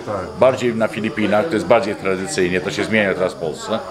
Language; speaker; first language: Polish; early bilingual, heritage; Polish